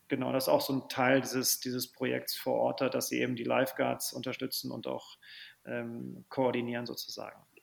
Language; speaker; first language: German; native; German